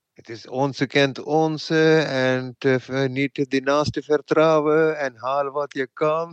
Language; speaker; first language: Dutch; non-native, fluent; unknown